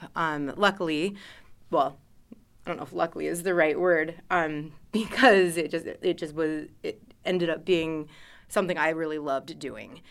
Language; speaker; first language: English; native; English